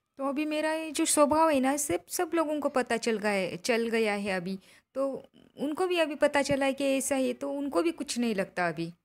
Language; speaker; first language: Hindi; non-native, local second language; Marathi